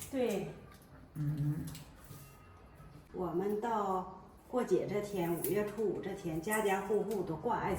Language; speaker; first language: Chinese; native; Chinese